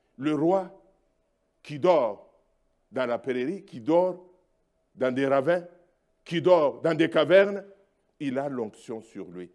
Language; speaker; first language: French; non-native, local second language; Luba-Lulua